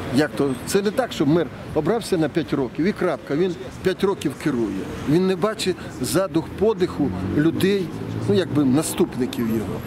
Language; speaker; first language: Ukrainian; native; Ukrainian